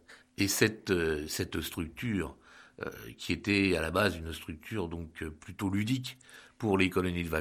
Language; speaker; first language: French; native; French